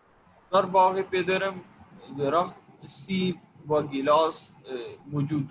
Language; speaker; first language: Persian; non-native, learner; Urdu